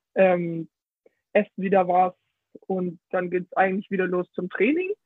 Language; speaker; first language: German; early bilingual, heritage; Danish